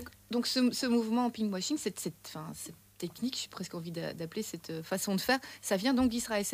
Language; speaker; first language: French; native; French